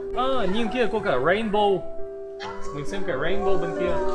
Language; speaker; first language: Vietnamese; non-native, learner; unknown